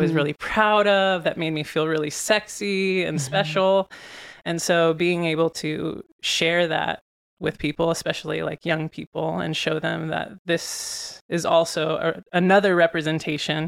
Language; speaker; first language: English; native; English